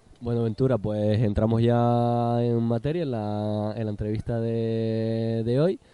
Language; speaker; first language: Spanish; native; Spanish